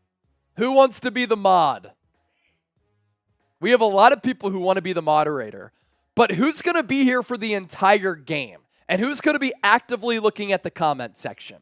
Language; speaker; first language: English; native; English